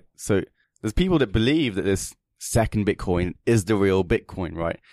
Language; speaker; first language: English; native; English